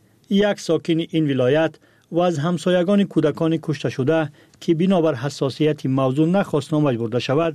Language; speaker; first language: Persian; native; Persian